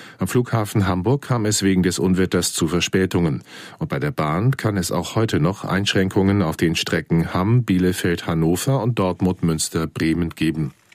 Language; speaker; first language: German; native; German